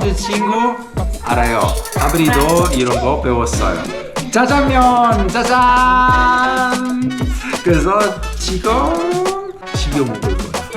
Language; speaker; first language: Korean; non-native, learner; Italian